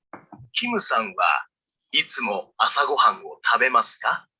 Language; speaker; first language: Japanese; non-native, learner; French